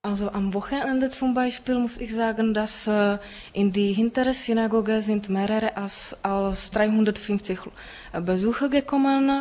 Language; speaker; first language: German; non-native, fluent; Czech